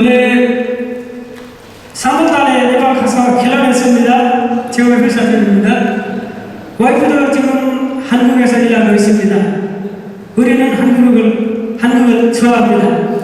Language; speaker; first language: Korean; non-native, learner; Nepali